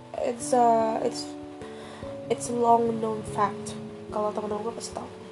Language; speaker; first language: English; non-native, fluent; Indonesian